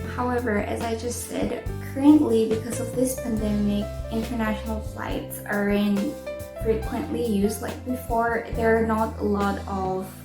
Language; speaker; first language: English; non-native, fluent; Korean